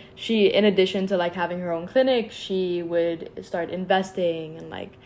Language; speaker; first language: English; non-native, fluent; Arabic